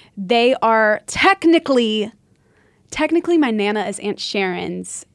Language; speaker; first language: English; native; English